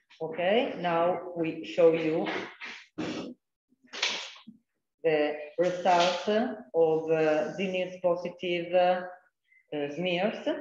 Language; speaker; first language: English; non-native, fluent; Italian